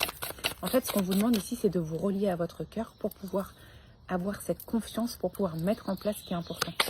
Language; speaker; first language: French; native; French